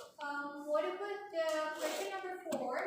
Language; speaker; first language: English; non-native, learner; Indonesian